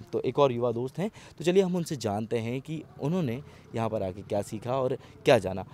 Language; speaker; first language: Hindi; native; Hindi